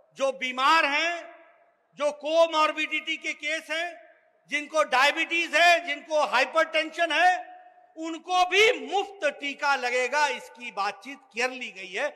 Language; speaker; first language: Hindi; native; Hindi